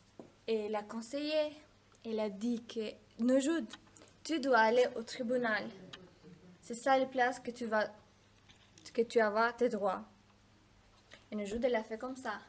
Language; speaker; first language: French; non-native, learner; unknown